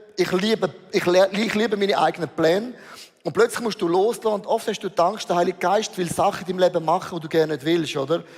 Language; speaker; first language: German; native; German